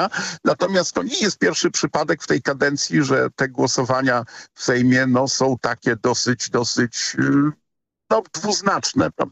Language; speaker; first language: Polish; native; Polish